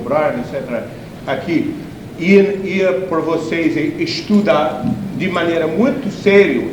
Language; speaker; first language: Portuguese; non-native, fluent; English